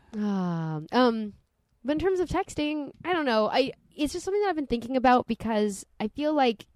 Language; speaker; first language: English; native; English